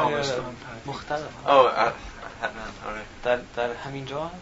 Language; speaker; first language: Persian; non-native, learner; English